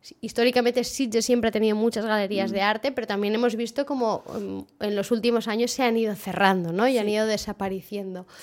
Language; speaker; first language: Spanish; non-native, local second language; Catalan